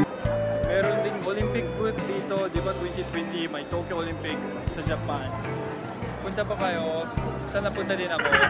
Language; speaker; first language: Filipino; non-native, learner; Japanese